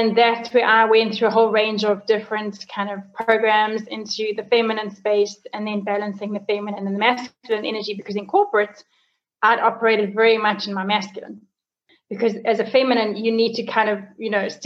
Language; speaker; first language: English; native; English